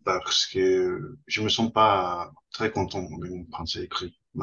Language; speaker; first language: French; non-native, fluent; Spanish